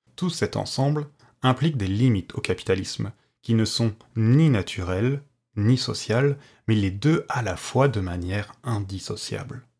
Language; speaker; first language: French; native; French